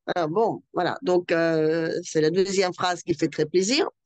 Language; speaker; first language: French; non-native, fluent; Russian